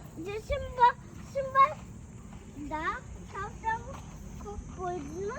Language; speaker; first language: Korean; early bilingual, other home language; Uzbek